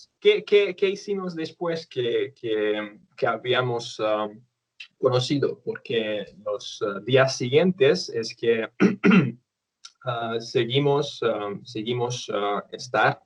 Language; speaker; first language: Spanish; non-native, fluent; Romanian